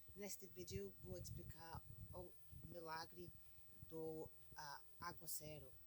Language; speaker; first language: Portuguese; non-native, learner; English